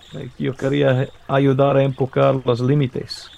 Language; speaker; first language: Spanish; non-native, fluent; English